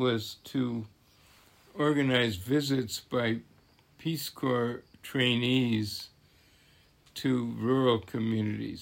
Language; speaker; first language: English; native; English